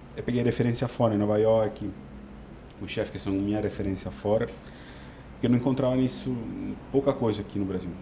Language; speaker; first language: Portuguese; non-native, fluent; Italian